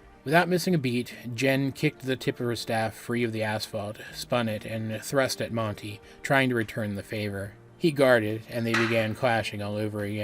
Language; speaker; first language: English; native; English